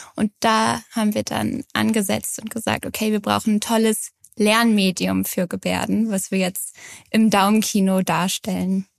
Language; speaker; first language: German; native; German